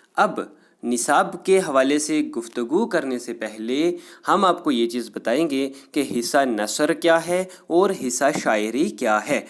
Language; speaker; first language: Urdu; non-native, local second language; Kashmiri